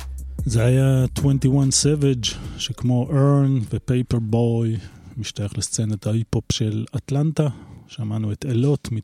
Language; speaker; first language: Hebrew; native; Hebrew